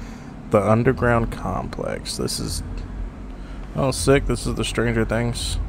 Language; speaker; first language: English; native; English